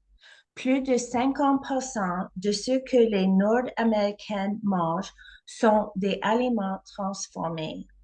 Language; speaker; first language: French; non-native, learner; English